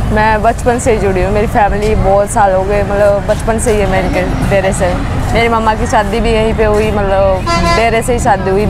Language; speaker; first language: Hindi; native; Hindi